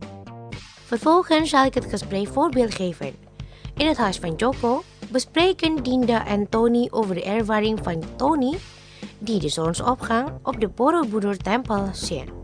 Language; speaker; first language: Dutch; non-native, learner; Indonesian